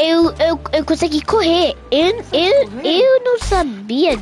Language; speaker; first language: Portuguese; early bilingual, heritage; Portuguese